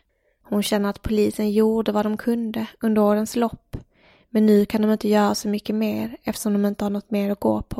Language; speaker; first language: Swedish; native; Swedish